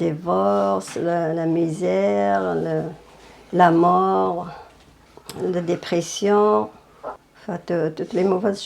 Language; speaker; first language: French; non-native, fluent; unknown